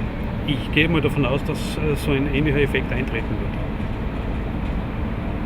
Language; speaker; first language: German; native; German